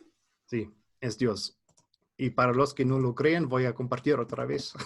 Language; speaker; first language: Spanish; non-native, fluent; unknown